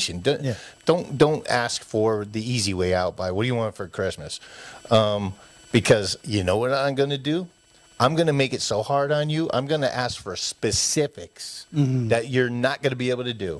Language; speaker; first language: English; native; English